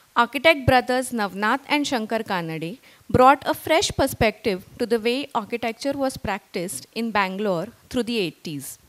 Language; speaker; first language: English; non-native, local second language; Marathi